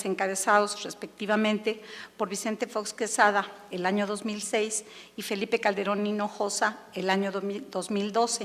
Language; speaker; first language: Spanish; native; Spanish